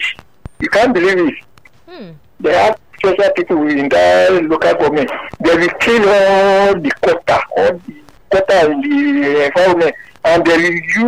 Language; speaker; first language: English; non-native, local second language; Yoruba